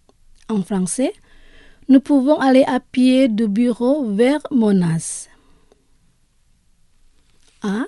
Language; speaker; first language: French; non-native, fluent; Indonesian